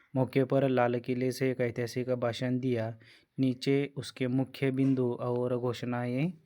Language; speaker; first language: Hindi; non-native, local second language; Marathi